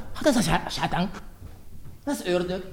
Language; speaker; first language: Hungarian; non-native, learner; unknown